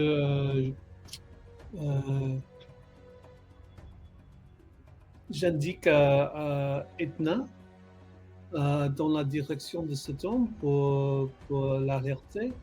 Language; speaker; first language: French; non-native, learner; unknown